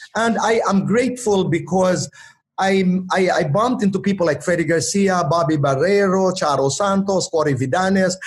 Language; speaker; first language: English; non-native, local second language; Waray